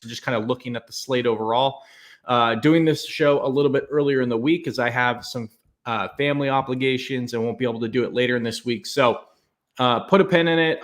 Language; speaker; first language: English; native; English